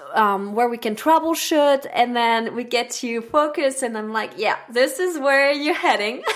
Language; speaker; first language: English; non-native, fluent; French